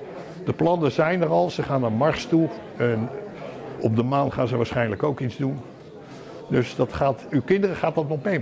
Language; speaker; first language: Dutch; native; Dutch